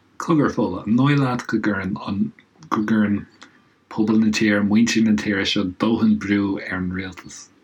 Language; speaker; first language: Irish; non-native, local second language; English